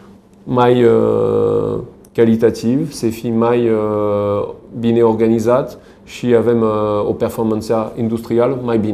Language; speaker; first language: Romanian; non-native, learner; French